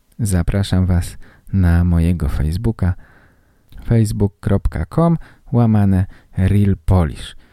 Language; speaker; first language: Polish; native; Polish